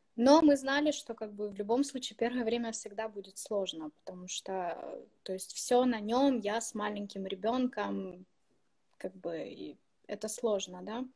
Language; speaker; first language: Russian; native; Russian